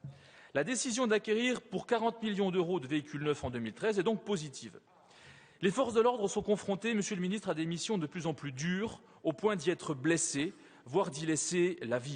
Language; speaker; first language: French; native; French